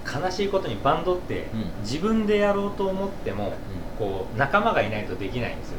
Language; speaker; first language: Japanese; native; Japanese